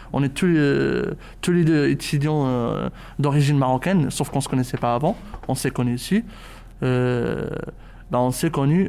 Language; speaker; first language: French; non-native, local second language; Arabic